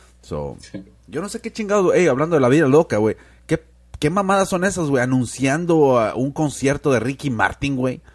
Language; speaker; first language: Spanish; early bilingual, heritage; Spanish